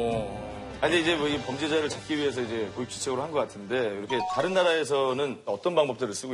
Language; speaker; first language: Korean; native; Korean